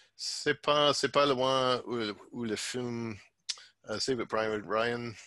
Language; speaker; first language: French; non-native, learner; English